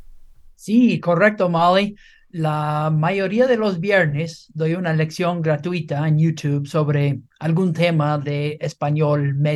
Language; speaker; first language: Spanish; non-native, fluent; English